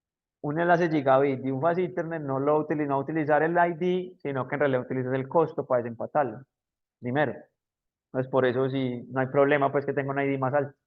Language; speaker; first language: Spanish; native; Spanish